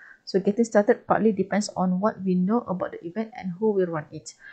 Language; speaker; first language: English; non-native, local second language; Malay